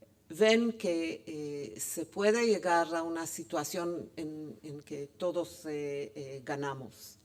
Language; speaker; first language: Spanish; non-native, fluent; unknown